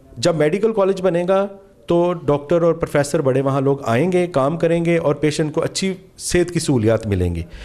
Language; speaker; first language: Urdu; non-native, local second language; Punjabi